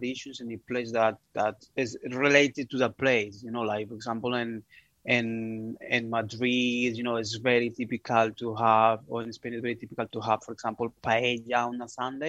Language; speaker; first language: English; non-native, fluent; Spanish